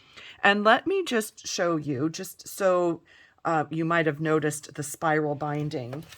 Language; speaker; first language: English; native; English